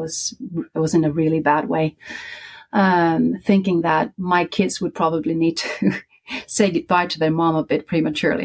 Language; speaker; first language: English; non-native, fluent; Icelandic